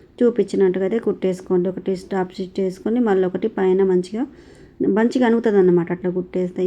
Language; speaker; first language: Telugu; native; Telugu